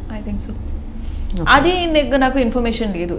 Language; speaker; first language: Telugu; non-native, learner; Kannada